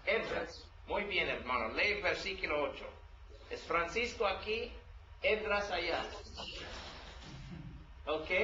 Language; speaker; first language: Spanish; non-native, learner; English